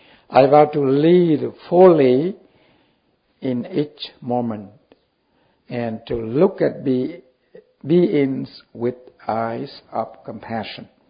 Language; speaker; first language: English; non-native, learner; Vietnamese